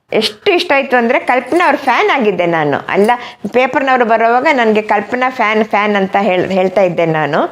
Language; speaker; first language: Kannada; non-native, fluent; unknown